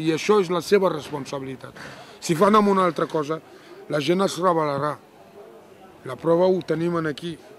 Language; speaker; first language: Catalan; non-native, fluent; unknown